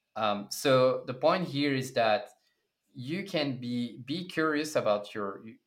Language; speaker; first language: English; non-native, fluent; French